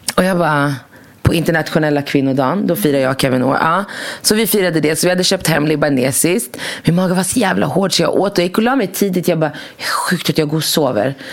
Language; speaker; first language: Swedish; early bilingual, other home language; Arabic